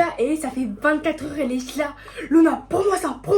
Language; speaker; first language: French; native; French